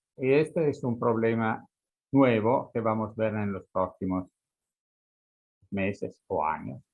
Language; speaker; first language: Spanish; non-native, fluent; Italian